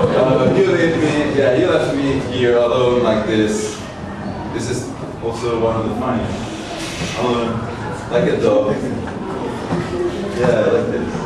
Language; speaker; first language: English; non-native, learner; Italian